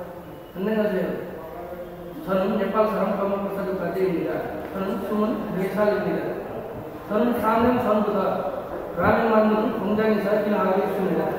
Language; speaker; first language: Korean; non-native, learner; Nepali